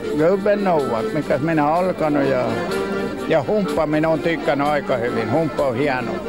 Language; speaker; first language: Finnish; non-native, local second language; Swedish